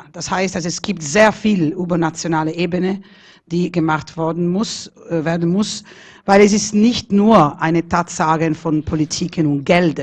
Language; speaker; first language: German; non-native, fluent; Italian